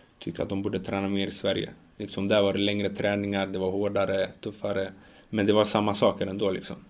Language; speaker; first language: Swedish; early bilingual, other home language; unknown